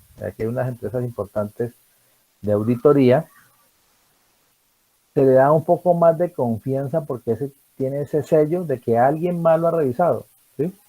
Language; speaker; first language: Spanish; native; Spanish